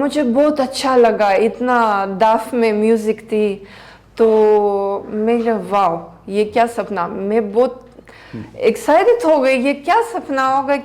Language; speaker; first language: Hindi; non-native, learner; Greek